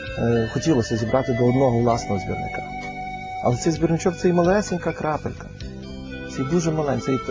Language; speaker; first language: Ukrainian; native; Ukrainian